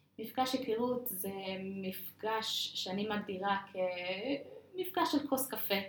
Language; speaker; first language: Hebrew; non-native, fluent; English